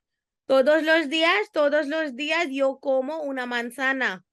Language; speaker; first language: Spanish; non-native, fluent; Hindi